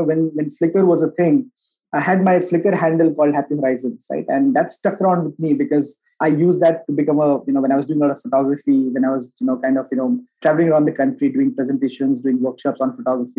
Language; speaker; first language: English; non-native, local second language; Hindi